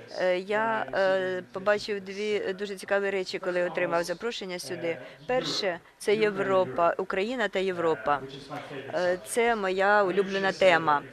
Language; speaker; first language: Ukrainian; non-native, fluent; Swedish